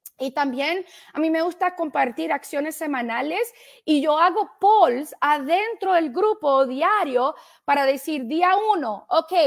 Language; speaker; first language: Spanish; early bilingual, heritage; Spanish